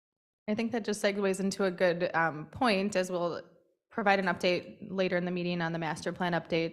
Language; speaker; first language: English; native; English